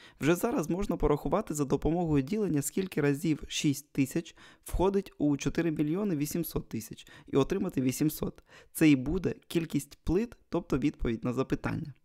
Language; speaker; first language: Ukrainian; non-native, local second language; Russian